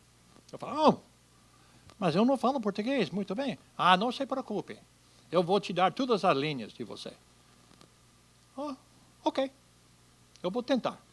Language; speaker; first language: Portuguese; non-native, fluent; English